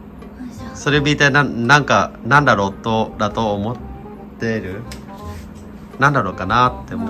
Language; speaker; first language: Japanese; non-native, fluent; Vietnamese